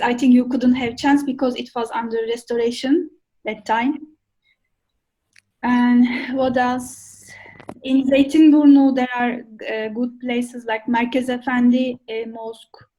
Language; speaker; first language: English; non-native, fluent; Turkish